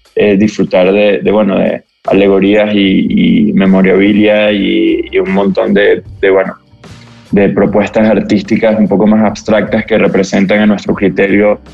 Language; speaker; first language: Spanish; native; Spanish